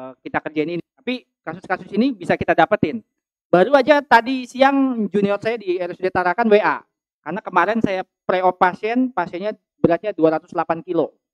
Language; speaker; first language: Indonesian; native; Indonesian